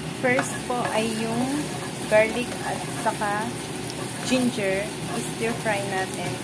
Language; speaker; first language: Filipino; native; Filipino